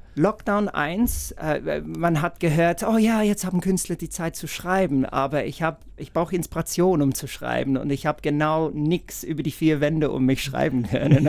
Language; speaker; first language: German; non-native, fluent; English